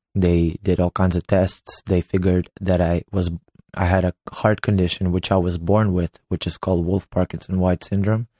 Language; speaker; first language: English; non-native, fluent; Ukrainian